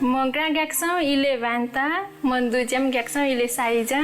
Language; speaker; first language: French; non-native, learner; Nepali